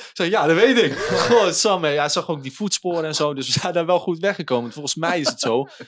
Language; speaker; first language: Dutch; native; Dutch